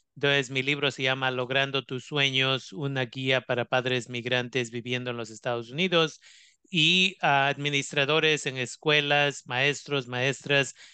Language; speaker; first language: Spanish; native; Spanish